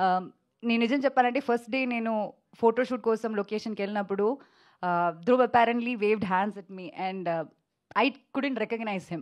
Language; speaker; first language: Telugu; non-native, local second language; Malayalam